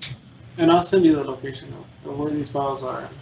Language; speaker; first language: English; native; English